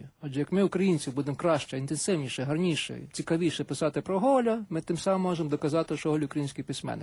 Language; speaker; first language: Ukrainian; native; Ukrainian